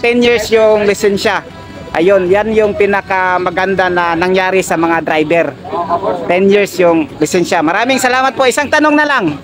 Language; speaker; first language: Filipino; non-native, local second language; Cebuano